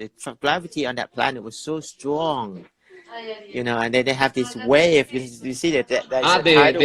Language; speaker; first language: English; non-native, fluent; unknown